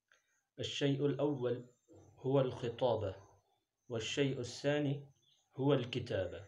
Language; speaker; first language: Arabic; non-native, fluent; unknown